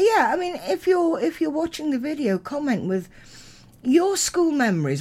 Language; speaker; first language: English; native; English